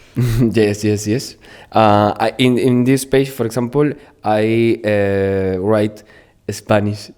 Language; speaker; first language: English; non-native, learner; Spanish